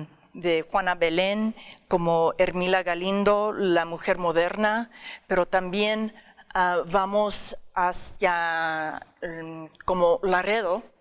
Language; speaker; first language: Spanish; early bilingual, heritage; English